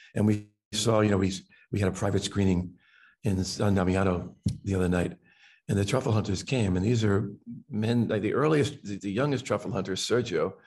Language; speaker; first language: English; native; English